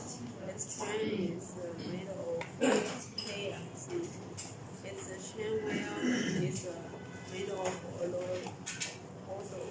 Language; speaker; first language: English; non-native, learner; Chinese